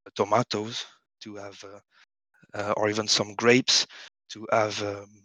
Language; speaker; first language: English; non-native, fluent; French